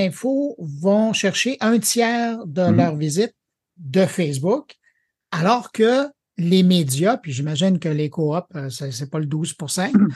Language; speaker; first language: French; native; French